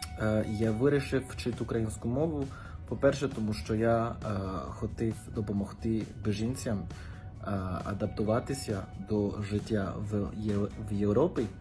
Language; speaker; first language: Ukrainian; non-native, learner; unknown